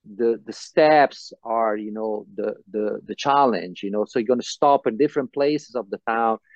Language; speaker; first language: English; non-native, fluent; Italian